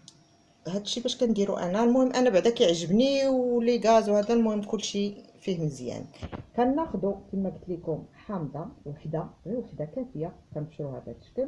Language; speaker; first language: Arabic; native; Arabic